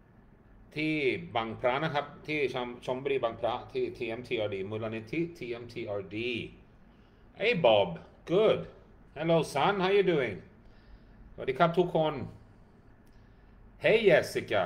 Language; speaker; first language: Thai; non-native, learner; Swedish